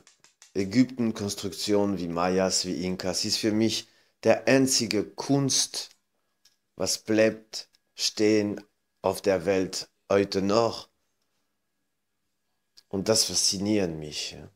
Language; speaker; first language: German; non-native, fluent; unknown